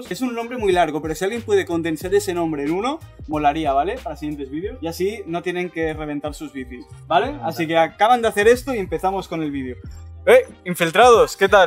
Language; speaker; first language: Spanish; native; Spanish